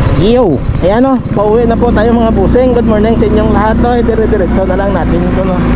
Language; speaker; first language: Filipino; non-native, local second language; Hiligaynon